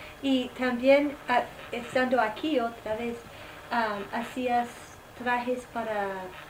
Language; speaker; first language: Spanish; non-native, fluent; English